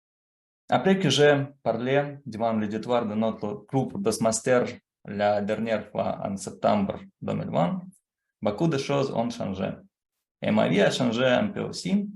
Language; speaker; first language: French; non-native, fluent; Russian